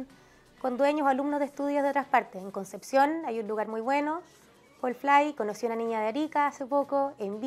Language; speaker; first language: Spanish; native; Spanish